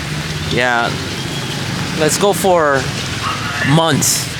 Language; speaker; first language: English; non-native, fluent; Spanish